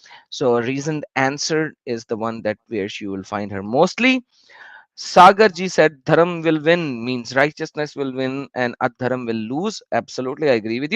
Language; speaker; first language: English; non-native, local second language; Urdu